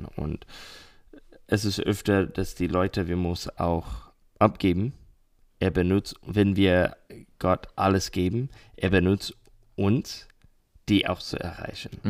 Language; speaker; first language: German; non-native, learner; English